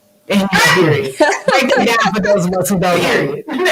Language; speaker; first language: English; native; English